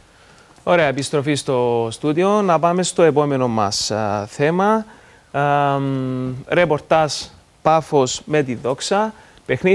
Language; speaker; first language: Greek; native; Greek